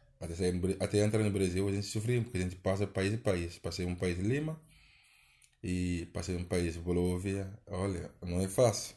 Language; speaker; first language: Portuguese; non-native, learner; Wolof